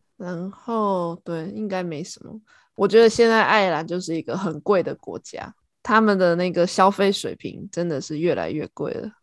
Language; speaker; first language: Chinese; native; Chinese